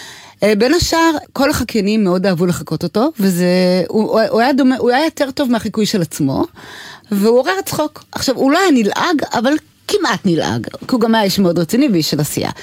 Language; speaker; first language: Hebrew; native; Hebrew